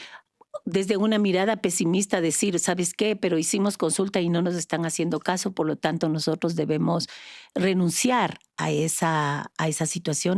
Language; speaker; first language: Spanish; native; Spanish